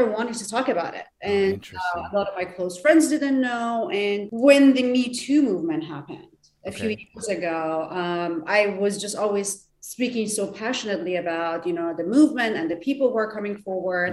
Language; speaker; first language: English; non-native, fluent; Persian